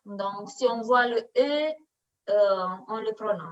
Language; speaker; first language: French; non-native, learner; Romanian